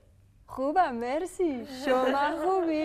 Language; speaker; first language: Persian; non-native, learner; French